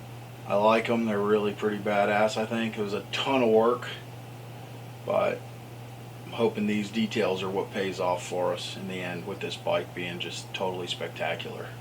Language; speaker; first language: English; native; English